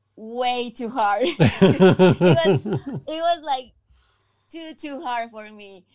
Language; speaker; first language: English; non-native, fluent; Spanish